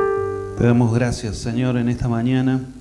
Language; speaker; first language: Spanish; native; Spanish